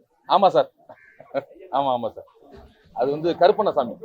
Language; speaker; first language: Tamil; native; Tamil